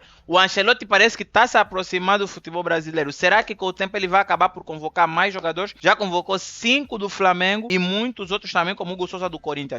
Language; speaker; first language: Portuguese; native; Portuguese